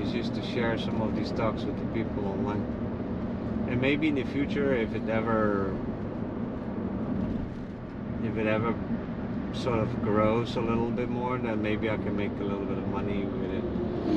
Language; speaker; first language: English; non-native, fluent; Dutch